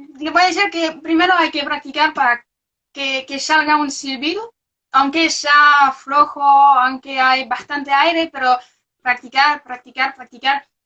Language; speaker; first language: Spanish; non-native, fluent; French